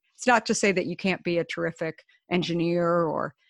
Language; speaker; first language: English; native; English